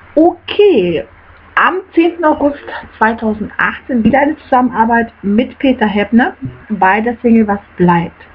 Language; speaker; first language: German; native; German